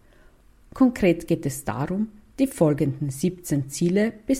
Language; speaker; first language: German; native; German